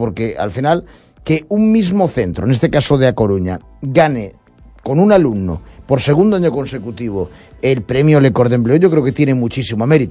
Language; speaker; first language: Spanish; native; Spanish